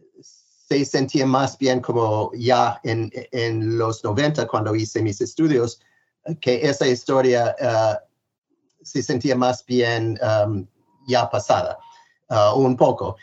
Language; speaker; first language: Spanish; non-native, fluent; English